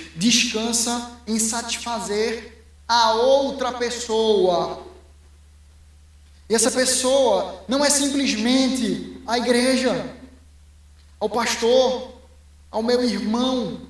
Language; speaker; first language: Portuguese; native; Portuguese